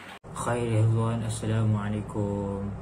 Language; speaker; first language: Arabic; non-native, learner; Malay